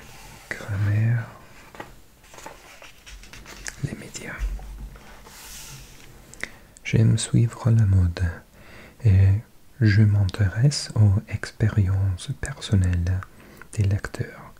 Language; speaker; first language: French; non-native, learner; English